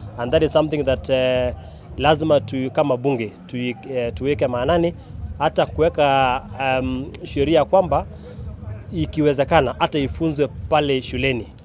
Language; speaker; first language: Swahili; non-native, local second language; Kalenjin